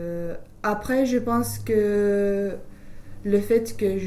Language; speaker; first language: French; non-native, fluent; English